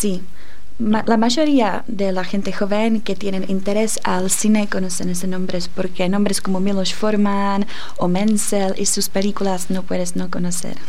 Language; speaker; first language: Spanish; non-native, fluent; Czech